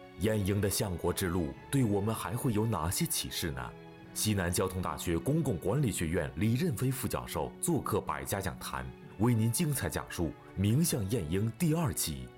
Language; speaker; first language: Chinese; native; Chinese